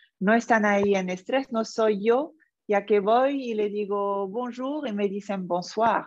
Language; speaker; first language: Spanish; non-native, fluent; French